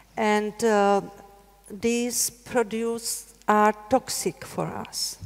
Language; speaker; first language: English; non-native, learner; Czech